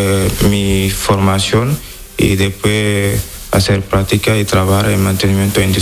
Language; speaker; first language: Spanish; non-native, learner; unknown